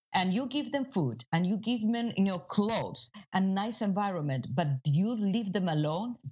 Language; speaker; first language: English; non-native, fluent; Spanish